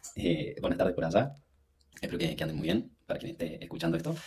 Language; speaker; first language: Spanish; native; Spanish